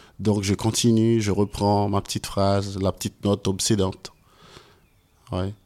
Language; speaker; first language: French; non-native, local second language; Haitian Creole